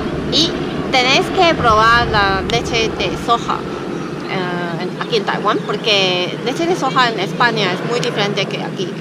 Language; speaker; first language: Spanish; non-native, learner; Chinese